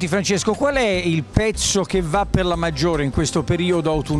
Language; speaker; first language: Italian; native; Italian